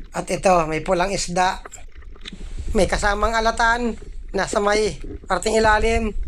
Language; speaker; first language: Filipino; non-native, local second language; Bikol